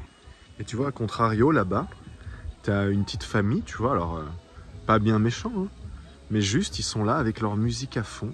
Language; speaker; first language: French; native; French